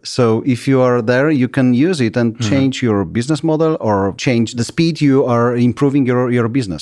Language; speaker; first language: English; non-native, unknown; Polish